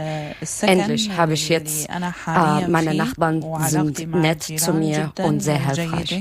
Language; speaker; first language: German; non-native, learner; Arabic